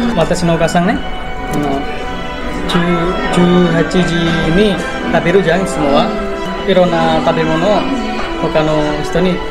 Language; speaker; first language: Japanese; non-native, fluent; Indonesian